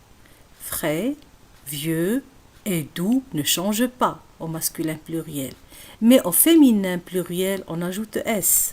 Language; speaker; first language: French; non-native, local second language; Arabic